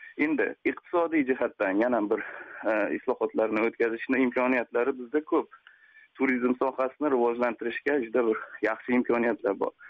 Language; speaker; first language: Uzbek; native; Uzbek